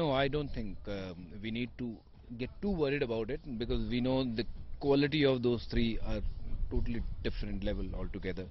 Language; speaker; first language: English; non-native, local second language; Punjabi